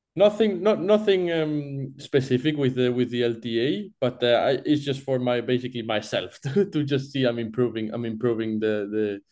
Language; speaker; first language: English; non-native, fluent; Spanish